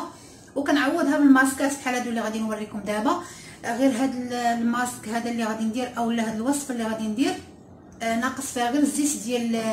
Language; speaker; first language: Arabic; native; Arabic